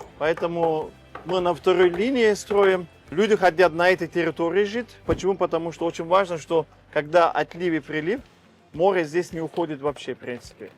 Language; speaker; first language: Russian; non-native, fluent; Turkish